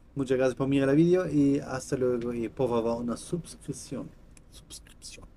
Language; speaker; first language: Spanish; non-native, learner; German